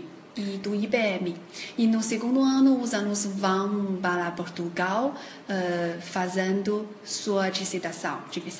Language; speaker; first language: Portuguese; non-native, fluent; Chinese